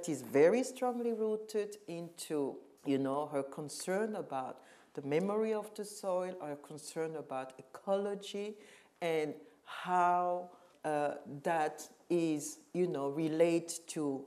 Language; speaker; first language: English; non-native, local second language; French